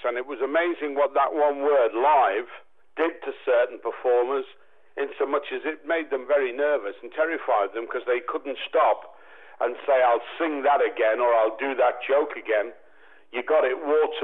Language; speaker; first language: English; native; English